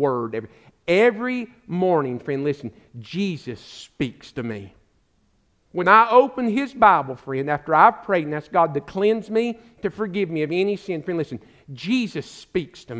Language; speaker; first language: English; native; English